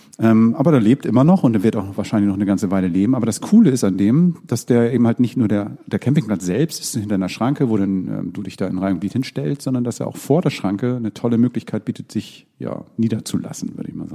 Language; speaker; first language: German; native; German